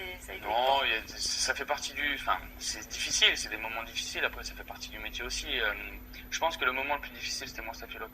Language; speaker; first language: French; native; French